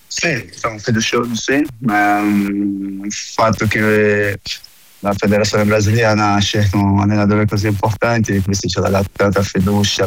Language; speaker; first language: Italian; non-native, fluent; Portuguese